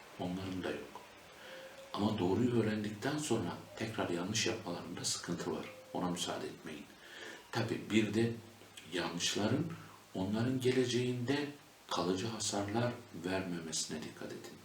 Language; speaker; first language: Turkish; native; Turkish